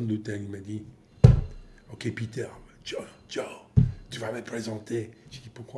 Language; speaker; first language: French; non-native, fluent; English